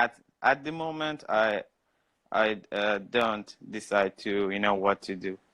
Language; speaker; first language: English; non-native, learner; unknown